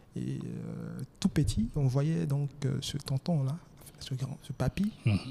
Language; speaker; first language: French; non-native, local second language; Baoulé